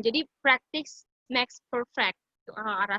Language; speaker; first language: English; non-native, fluent; Indonesian